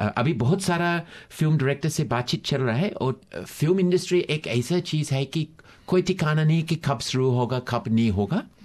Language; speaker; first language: Hindi; non-native, fluent; English